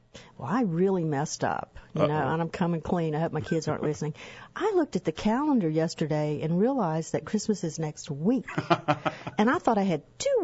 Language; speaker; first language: English; native; English